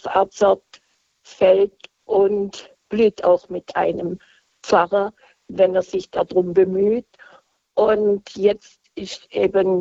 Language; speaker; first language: German; native; German